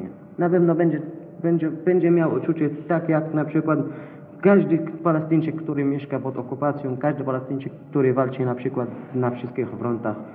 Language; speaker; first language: Polish; non-native, learner; Arabic